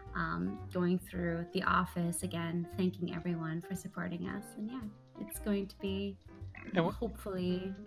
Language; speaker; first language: English; early bilingual, other home language; German